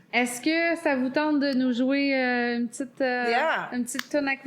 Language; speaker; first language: French; native; French